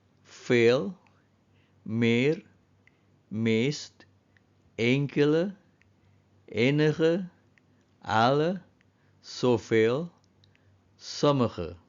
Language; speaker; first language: Dutch; non-native, fluent; Indonesian